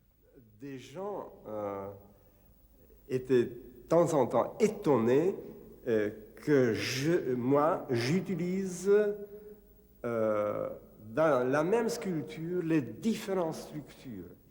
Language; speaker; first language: French; non-native, fluent; Czech